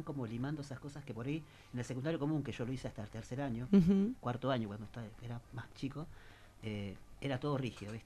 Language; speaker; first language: Spanish; native; Spanish